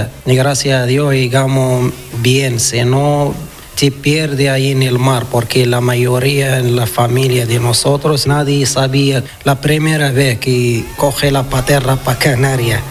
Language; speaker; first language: Spanish; non-native, learner; Arabic